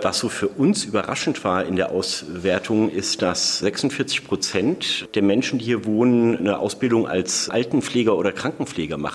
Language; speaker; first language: German; native; German